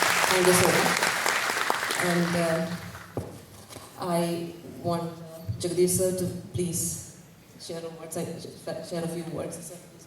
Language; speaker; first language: English; non-native, local second language; Malayalam